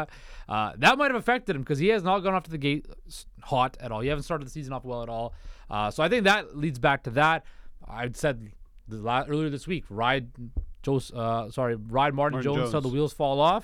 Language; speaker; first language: English; native; English